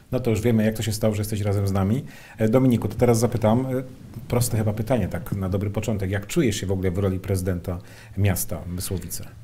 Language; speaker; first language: Polish; native; Polish